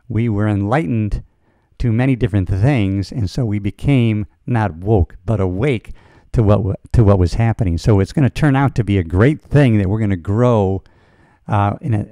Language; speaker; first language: English; native; English